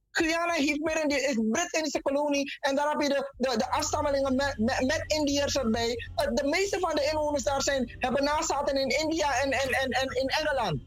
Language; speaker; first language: Dutch; native; Dutch